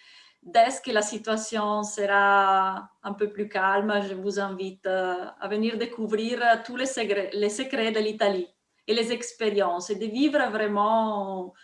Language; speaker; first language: French; non-native, fluent; Italian